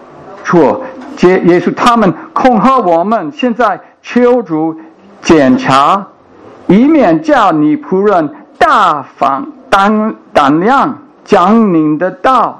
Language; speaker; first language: Chinese; non-native, fluent; English